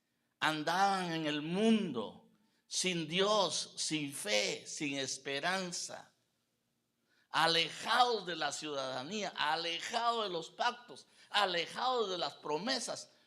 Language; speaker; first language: Spanish; native; Spanish